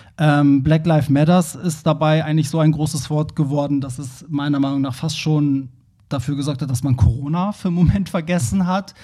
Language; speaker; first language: German; native; German